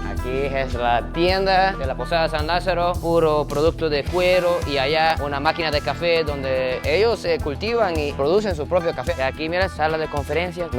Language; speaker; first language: Spanish; non-native, fluent; Japanese